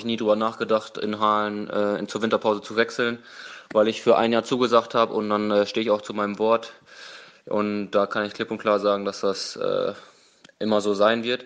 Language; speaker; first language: German; native; German